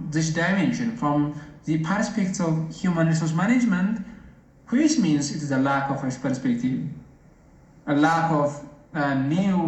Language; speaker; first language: English; non-native, local second language; Amharic